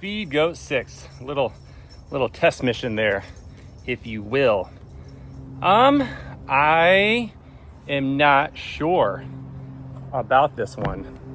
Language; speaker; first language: English; native; English